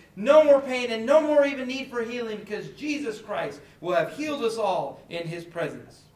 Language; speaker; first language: English; native; English